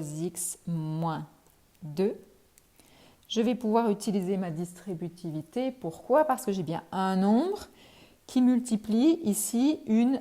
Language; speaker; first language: French; native; French